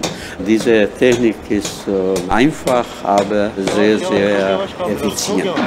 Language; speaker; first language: German; non-native, fluent; Bosnian